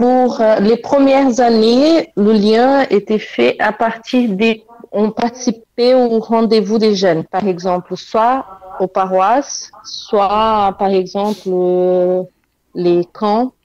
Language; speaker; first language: French; non-native, fluent; Portuguese